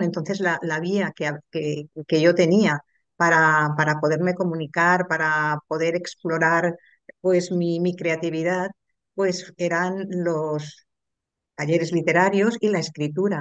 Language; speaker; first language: Spanish; native; Spanish